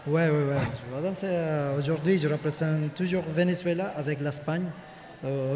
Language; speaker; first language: French; non-native, fluent; Spanish